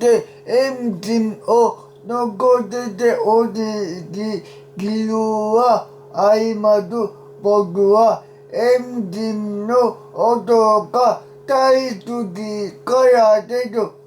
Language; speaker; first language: Japanese; non-native, learner; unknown